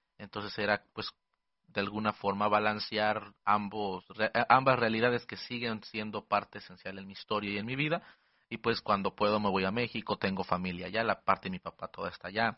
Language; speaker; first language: Spanish; early bilingual, heritage; Spanish